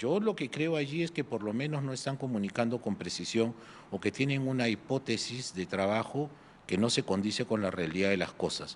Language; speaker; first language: Spanish; native; Spanish